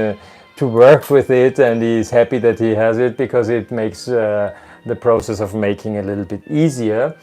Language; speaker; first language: English; non-native, fluent; German